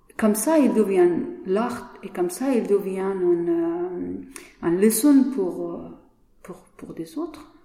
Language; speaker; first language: French; non-native, learner; Persian